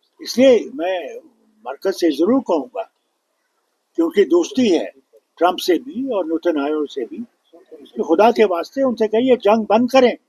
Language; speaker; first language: Urdu; non-native, local second language; Kashmiri